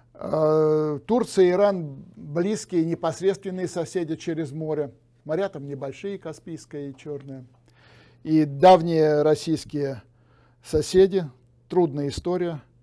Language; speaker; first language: Russian; native; Russian